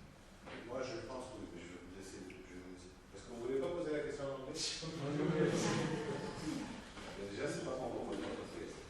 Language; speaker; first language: French; non-native, local second language; Arabic